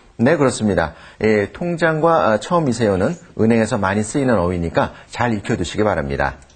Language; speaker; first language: Korean; native; Korean